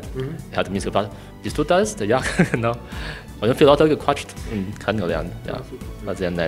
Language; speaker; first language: German; non-native, learner; Chinese